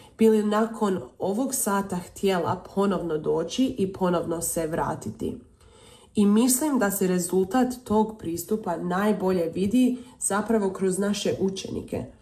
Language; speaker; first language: Serbian; early bilingual, heritage; Croatian